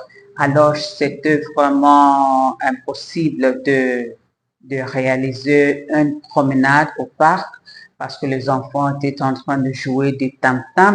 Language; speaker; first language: French; non-native, learner; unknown